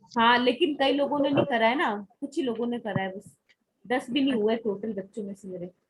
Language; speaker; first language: Hindi; native; Hindi